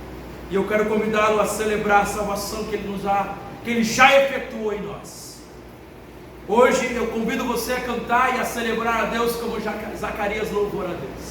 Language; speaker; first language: Portuguese; native; Portuguese